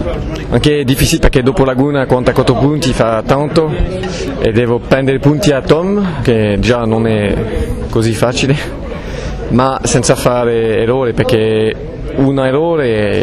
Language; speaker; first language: Italian; non-native, fluent; French